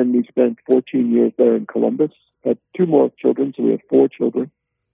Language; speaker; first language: English; native; English